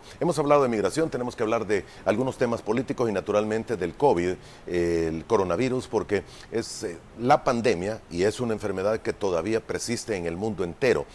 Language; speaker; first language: Spanish; native; Spanish